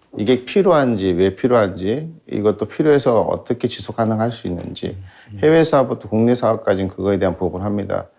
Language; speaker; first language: Korean; native; Korean